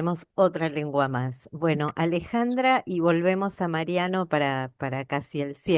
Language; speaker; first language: Spanish; native; Spanish